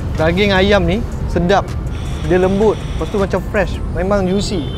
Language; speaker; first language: Malay; native; Malay